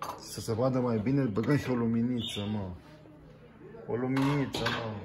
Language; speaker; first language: Romanian; early bilingual, heritage; Romanian